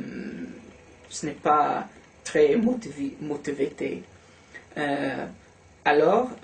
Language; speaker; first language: French; non-native, learner; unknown